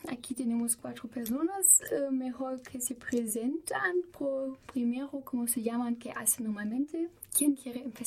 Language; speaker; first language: Spanish; non-native, fluent; German